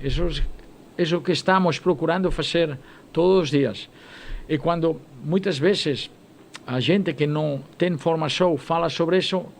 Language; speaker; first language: Portuguese; non-native, fluent; Spanish